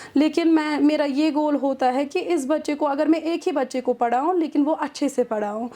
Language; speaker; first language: Urdu; non-native, local second language; Kashmiri